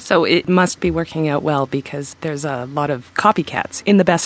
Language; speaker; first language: English; native; English